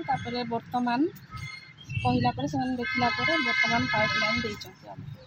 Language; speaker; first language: Odia; non-native, local second language; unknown